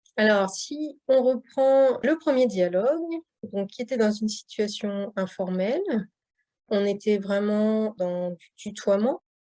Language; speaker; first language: French; native; French